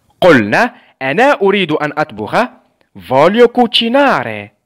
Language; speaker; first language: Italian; non-native, fluent; Arabic